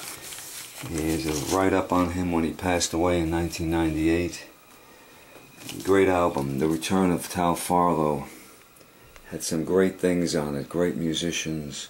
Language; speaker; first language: English; native; English